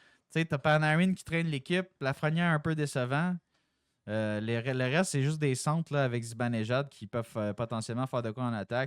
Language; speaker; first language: French; native; French